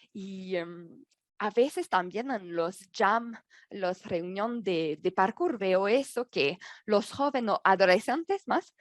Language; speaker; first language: Spanish; non-native, learner; French